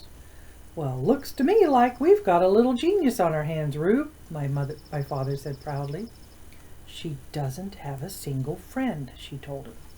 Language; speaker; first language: English; native; English